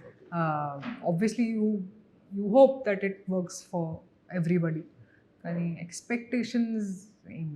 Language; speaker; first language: Telugu; non-native, local second language; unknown